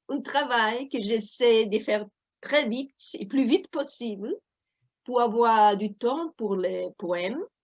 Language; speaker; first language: French; non-native, fluent; German